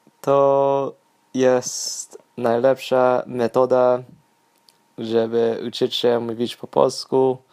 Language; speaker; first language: Polish; non-native, learner; English